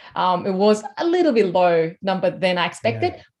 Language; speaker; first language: English; non-native, fluent; Korean